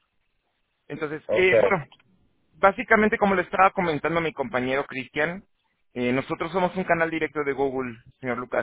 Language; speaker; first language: Spanish; native; Spanish